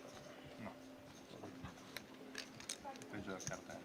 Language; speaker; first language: Italian; non-native, fluent; Albanian